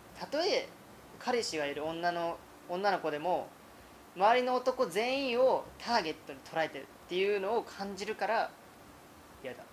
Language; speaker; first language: Japanese; native; Japanese